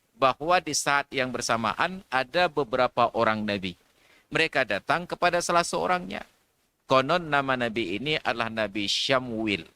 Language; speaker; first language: Malay; non-native, local second language; Achinese